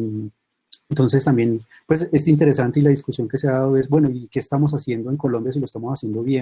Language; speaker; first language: Spanish; native; Spanish